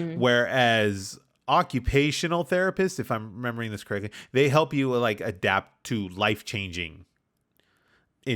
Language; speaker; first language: English; native; English